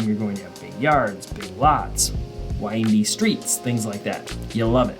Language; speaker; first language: English; native; English